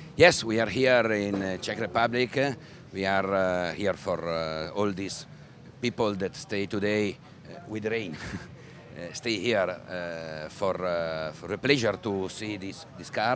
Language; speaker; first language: English; non-native, learner; Italian